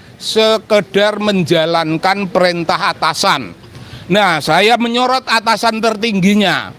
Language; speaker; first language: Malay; non-native, local second language; Javanese